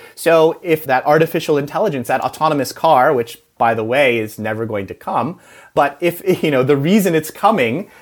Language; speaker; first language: English; native; English